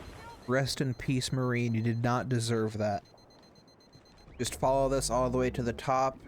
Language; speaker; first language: English; native; English